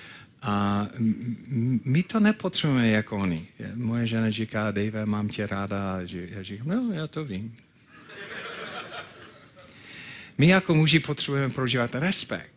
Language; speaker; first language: Czech; non-native, fluent; English